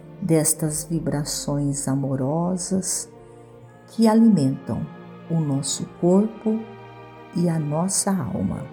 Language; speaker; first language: Portuguese; native; Portuguese